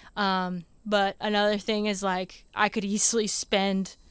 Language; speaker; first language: English; native; English